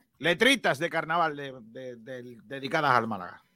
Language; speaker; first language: Spanish; native; Spanish